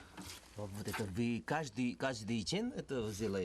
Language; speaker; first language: Russian; non-native, learner; Korean